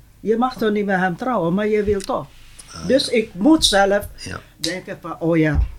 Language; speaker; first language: Dutch; non-native, local second language; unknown